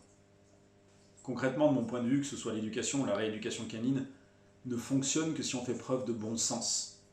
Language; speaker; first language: French; native; French